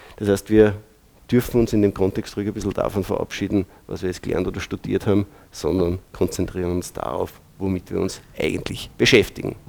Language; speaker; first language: German; native; German